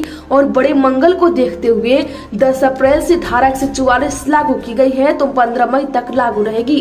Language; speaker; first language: Hindi; native; Hindi